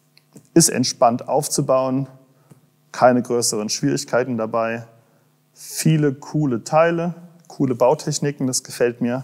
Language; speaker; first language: German; native; German